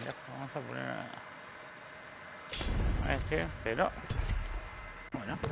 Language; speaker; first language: Spanish; native; Spanish